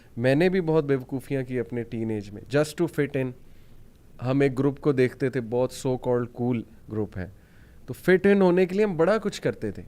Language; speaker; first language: Urdu; native; Urdu